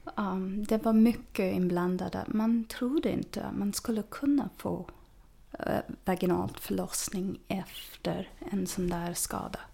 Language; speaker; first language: Swedish; non-native, fluent; English